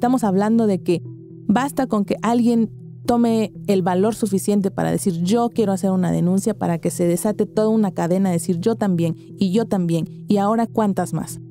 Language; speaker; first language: Spanish; native; Spanish